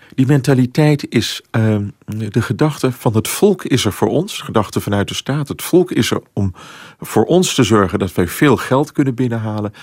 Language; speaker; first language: Dutch; native; Dutch